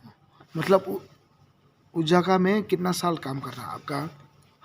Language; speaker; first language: Hindi; non-native, local second language; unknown